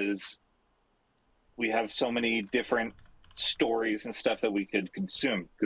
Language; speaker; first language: English; native; English